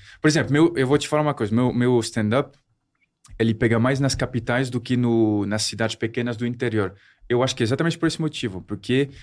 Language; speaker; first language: Portuguese; non-native, fluent; French